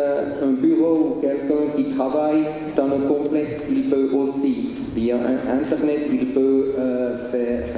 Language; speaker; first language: French; non-native, local second language; Swiss German